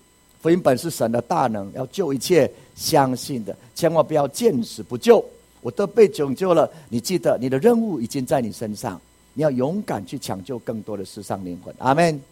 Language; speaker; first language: Chinese; native; Chinese